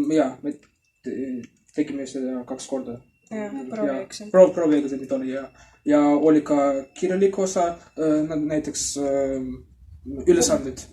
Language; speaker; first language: Estonian; non-native, learner; Russian